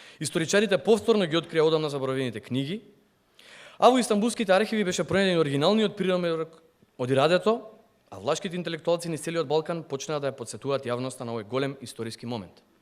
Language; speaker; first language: Macedonian; non-native, local second language; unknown